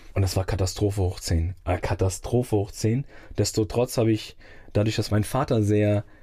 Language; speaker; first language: German; native; German